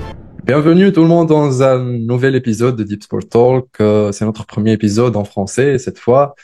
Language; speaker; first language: French; non-native, local second language; Arabic